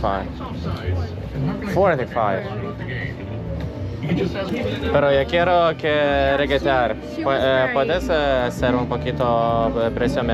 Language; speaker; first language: Spanish; non-native, learner; Lithuanian